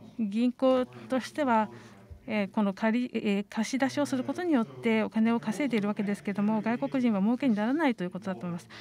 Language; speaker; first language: Japanese; non-native, fluent; Estonian